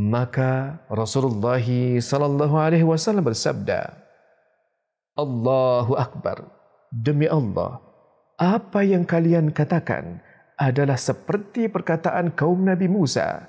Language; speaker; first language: Indonesian; native; Indonesian